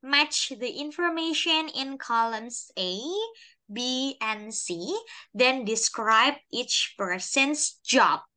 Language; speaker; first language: English; non-native, fluent; Indonesian